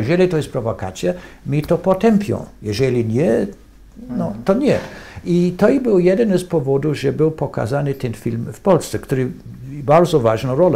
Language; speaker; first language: Polish; non-native, fluent; English